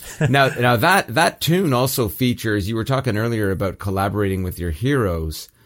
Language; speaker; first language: English; early bilingual, other home language; Italian